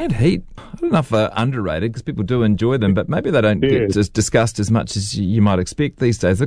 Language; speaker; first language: English; native; English